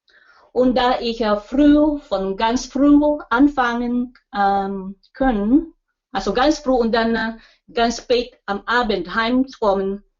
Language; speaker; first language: German; non-native, learner; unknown